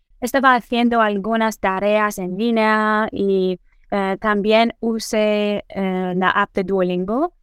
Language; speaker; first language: Spanish; non-native, learner; Persian